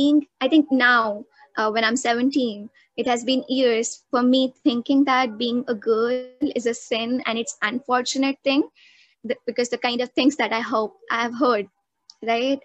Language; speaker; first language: English; non-native, local second language; Hindi